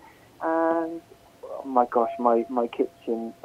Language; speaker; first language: English; native; English